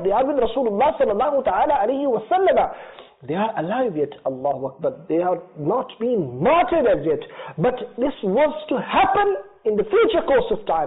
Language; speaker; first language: English; non-native, local second language; Urdu